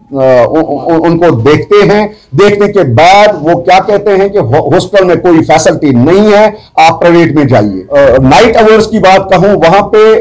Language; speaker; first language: Urdu; non-native, local second language; Kashmiri